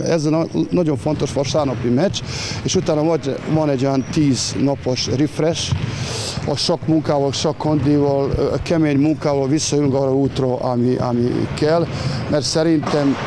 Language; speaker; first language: Hungarian; non-native, learner; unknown